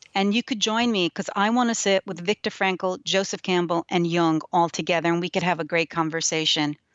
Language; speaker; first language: English; early bilingual, other home language; Yiddish